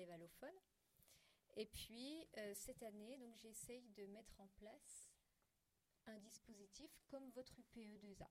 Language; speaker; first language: French; native; French